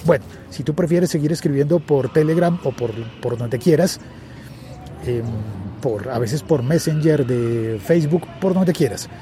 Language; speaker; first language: Spanish; native; Spanish